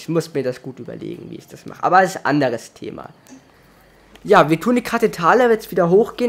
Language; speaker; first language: German; native; German